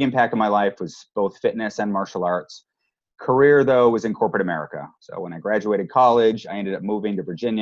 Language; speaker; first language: English; native; English